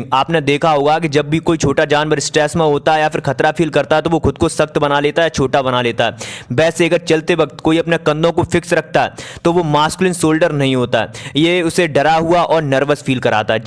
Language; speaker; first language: Hindi; native; Hindi